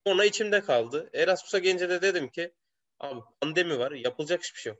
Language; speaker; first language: Turkish; native; Turkish